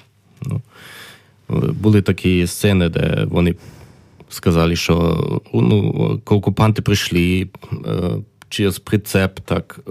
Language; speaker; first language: Ukrainian; early bilingual, heritage; German